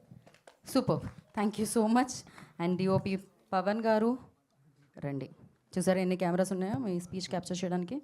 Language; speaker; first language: Telugu; native; Telugu